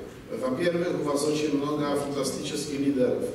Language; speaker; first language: Russian; non-native, fluent; Polish